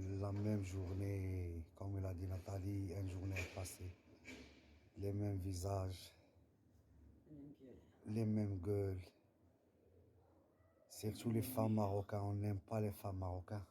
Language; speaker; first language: French; non-native, learner; Arabic